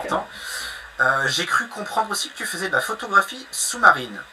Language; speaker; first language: French; native; French